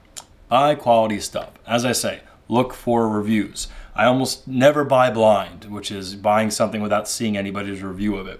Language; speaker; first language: English; native; English